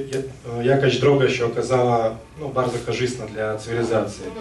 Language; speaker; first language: Polish; non-native, fluent; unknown